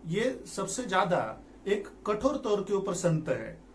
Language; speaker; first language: Hindi; non-native, local second language; Marathi